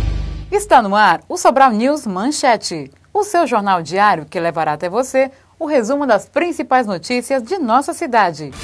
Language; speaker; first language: Portuguese; native; Portuguese